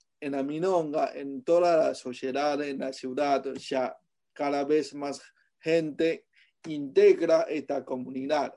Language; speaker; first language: Spanish; non-native, fluent; Chinese